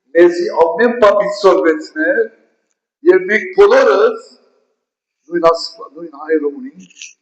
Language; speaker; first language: Armenian; native; Armenian